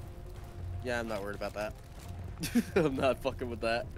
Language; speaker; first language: English; native; English